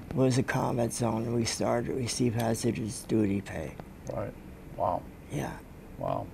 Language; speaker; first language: English; native; English